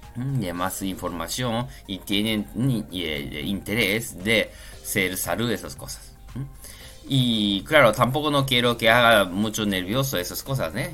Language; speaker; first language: Spanish; non-native, learner; Japanese